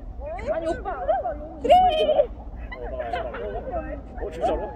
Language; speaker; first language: Korean; non-native, learner; Telugu